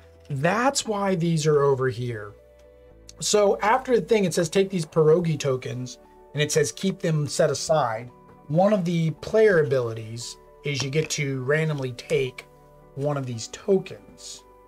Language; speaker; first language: English; native; English